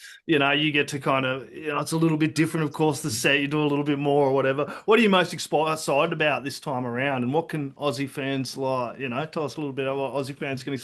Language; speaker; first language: English; native; English